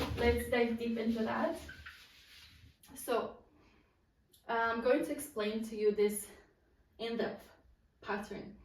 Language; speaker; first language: English; non-native, fluent; Polish